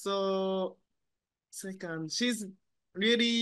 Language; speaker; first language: English; non-native, learner; Japanese